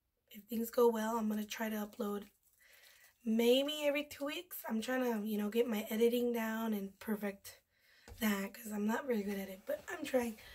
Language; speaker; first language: English; early bilingual, other home language; Spanish